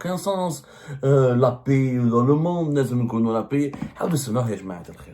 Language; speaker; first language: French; non-native, local second language; Arabic